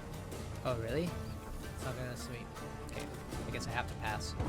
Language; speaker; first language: English; native; English